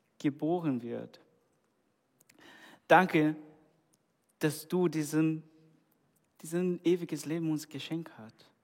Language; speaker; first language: German; non-native, fluent; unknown